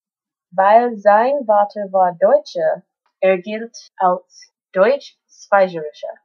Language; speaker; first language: German; non-native, learner; English